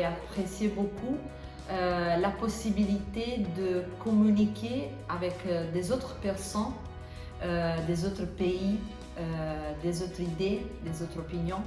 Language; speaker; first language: French; non-native, learner; Italian